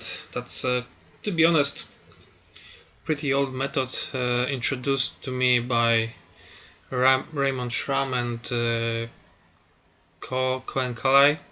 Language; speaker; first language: English; non-native, fluent; Polish